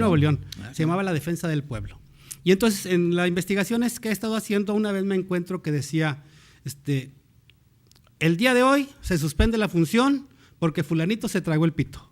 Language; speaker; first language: Spanish; native; Spanish